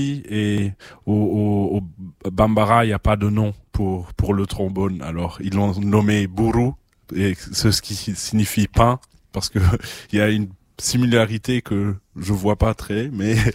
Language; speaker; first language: French; non-native, fluent; German